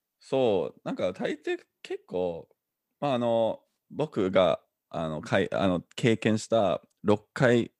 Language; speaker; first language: Japanese; non-native, fluent; English